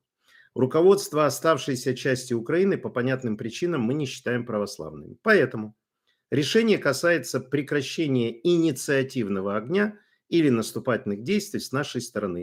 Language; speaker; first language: Russian; native; Russian